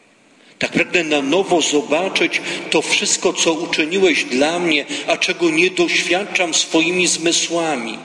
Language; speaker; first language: Polish; native; Polish